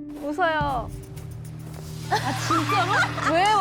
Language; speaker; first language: Korean; non-native, fluent; Chinese